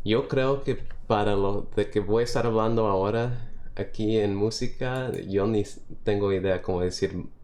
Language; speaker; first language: Spanish; early bilingual, other home language; English